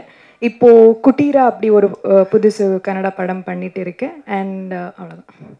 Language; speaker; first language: Tamil; non-native, learner; Kannada